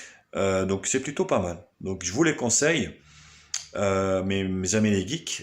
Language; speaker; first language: French; native; French